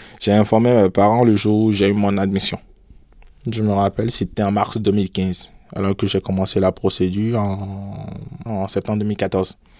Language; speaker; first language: French; non-native, local second language; Fon